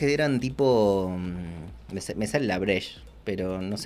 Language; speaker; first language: Spanish; native; Spanish